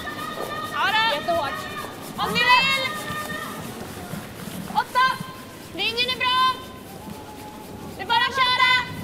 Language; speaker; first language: Swedish; native; Swedish